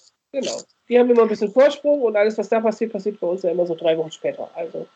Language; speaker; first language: German; native; German